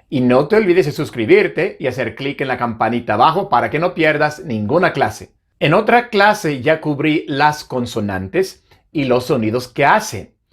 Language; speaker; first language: Spanish; non-native, fluent; English